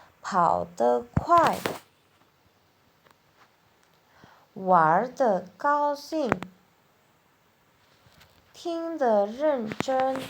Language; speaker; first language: Chinese; non-native, fluent; Indonesian